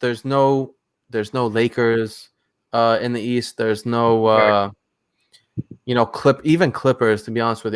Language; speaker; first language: English; native; English